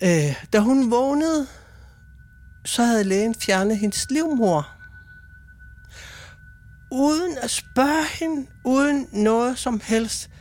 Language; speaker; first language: Swedish; non-native, fluent; Kalaallisut